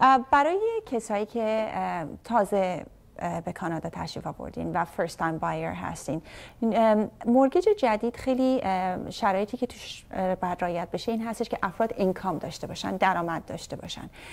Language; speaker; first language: Persian; native; Persian